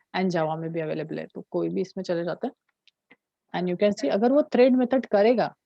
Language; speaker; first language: Hindi; non-native, local second language; Marathi